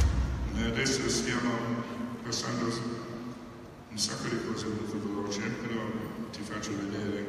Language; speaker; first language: Italian; non-native, fluent; English